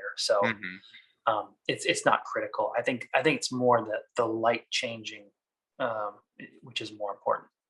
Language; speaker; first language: English; native; English